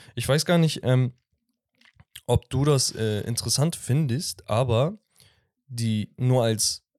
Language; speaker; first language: German; early bilingual, other home language; Turkish